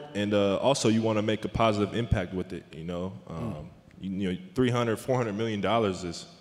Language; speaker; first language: English; native; English